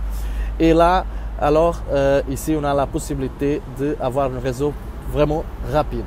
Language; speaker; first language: French; non-native, learner; Portuguese